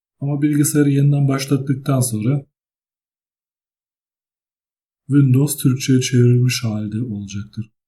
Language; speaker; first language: Turkish; early bilingual, other home language; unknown